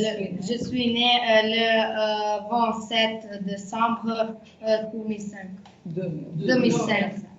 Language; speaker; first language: French; non-native, learner; Serbian